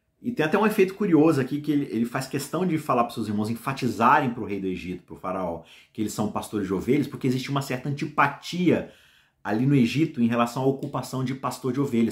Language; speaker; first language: Portuguese; native; Portuguese